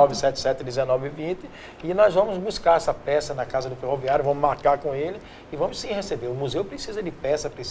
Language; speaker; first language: Portuguese; native; Portuguese